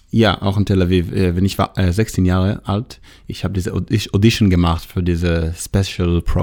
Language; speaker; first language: German; non-native, learner; Hebrew